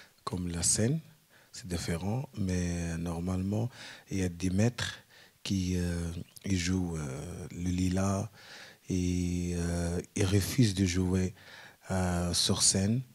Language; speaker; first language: French; non-native, learner; Arabic